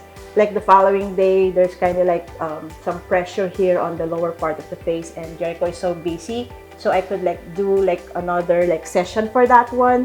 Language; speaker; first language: English; non-native, local second language; Filipino